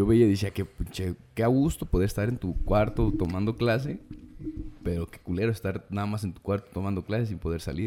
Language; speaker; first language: Spanish; native; Spanish